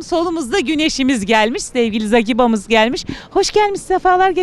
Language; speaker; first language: Turkish; native; Turkish